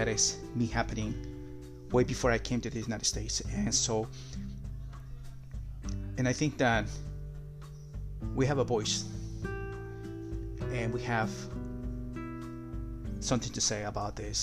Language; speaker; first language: English; non-native, fluent; Spanish